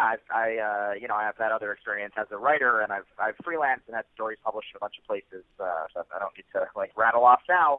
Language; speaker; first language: English; native; English